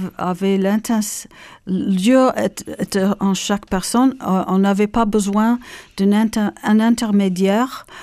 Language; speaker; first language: French; non-native, fluent; English